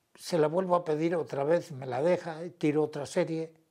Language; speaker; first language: Spanish; native; Spanish